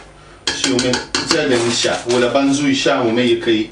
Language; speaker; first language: Chinese; non-native, fluent; Italian